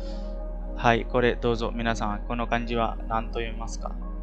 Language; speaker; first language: Japanese; non-native, fluent; Hindi